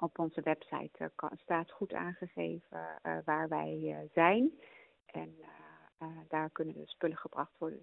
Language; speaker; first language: Dutch; native; Dutch